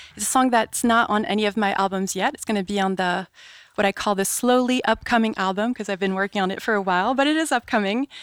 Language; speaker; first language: English; non-native, fluent; French